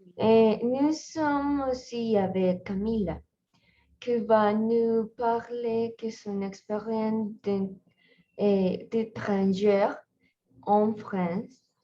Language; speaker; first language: French; non-native, learner; Spanish